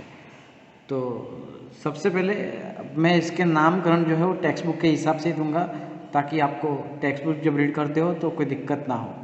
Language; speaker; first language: Hindi; native; Hindi